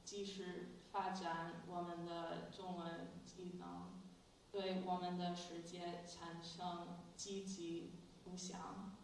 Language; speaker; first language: Chinese; non-native, fluent; English